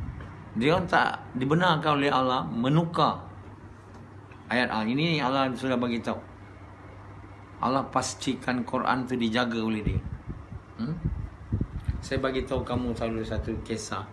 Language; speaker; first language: Malay; native; Malay